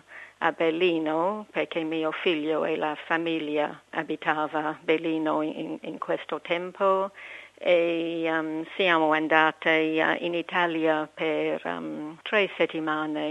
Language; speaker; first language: Italian; non-native, learner; English